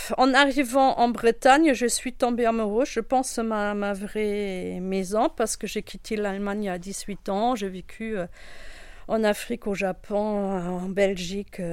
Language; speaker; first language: French; non-native, fluent; German